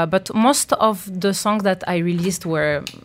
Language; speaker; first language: English; non-native, fluent; French